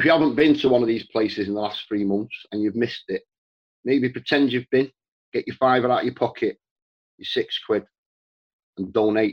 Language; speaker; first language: English; native; English